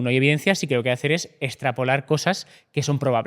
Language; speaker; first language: Spanish; native; Spanish